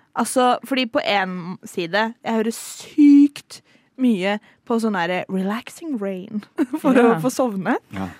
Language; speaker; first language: Norwegian; native; Norwegian